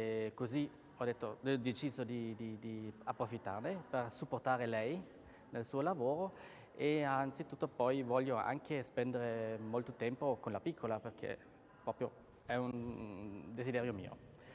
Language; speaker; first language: Italian; non-native, local second language; German